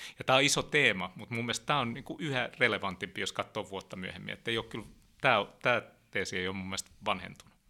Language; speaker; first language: Finnish; early bilingual, heritage; Finnish